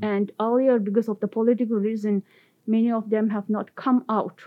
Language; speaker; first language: English; non-native, local second language; Tibetan